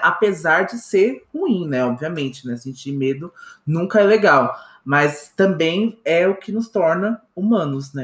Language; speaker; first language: Portuguese; native; Portuguese